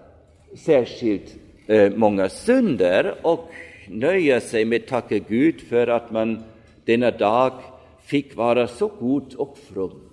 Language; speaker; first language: Swedish; non-native, fluent; German